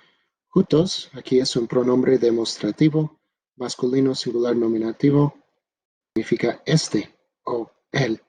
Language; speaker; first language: Spanish; non-native, fluent; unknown